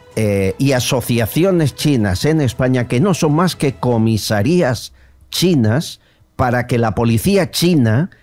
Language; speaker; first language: Spanish; native; Spanish